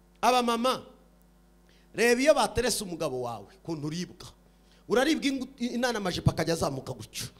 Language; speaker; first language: Kinyarwanda; early bilingual, heritage; Kinyarwanda